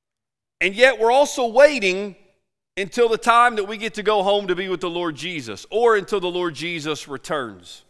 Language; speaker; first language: English; native; English